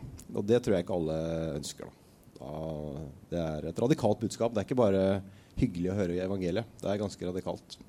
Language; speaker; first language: Norwegian; native; Norwegian